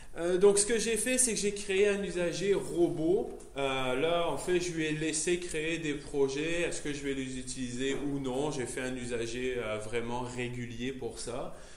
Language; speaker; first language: French; native; French